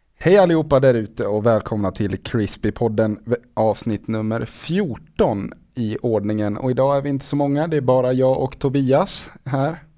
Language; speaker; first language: Swedish; native; Swedish